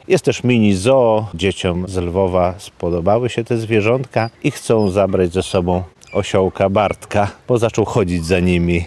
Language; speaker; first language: Polish; native; Polish